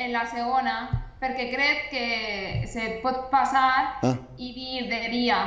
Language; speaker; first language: Catalan; non-native, local second language; Spanish